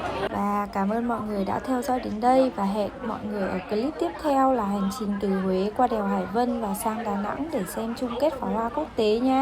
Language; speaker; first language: Vietnamese; native; Vietnamese